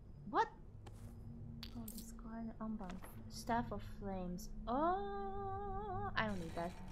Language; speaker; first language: English; non-native, fluent; Hungarian